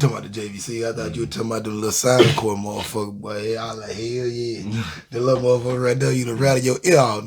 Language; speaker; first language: English; native; English